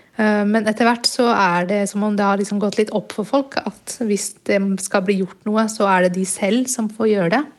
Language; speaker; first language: Norwegian; early bilingual, other home language; Burmese